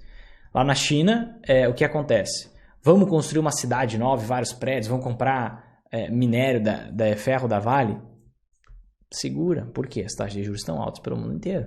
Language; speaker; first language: Portuguese; native; Portuguese